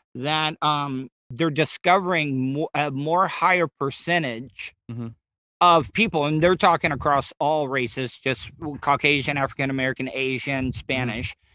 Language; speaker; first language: English; native; English